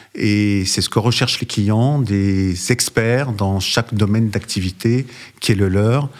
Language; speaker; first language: French; native; French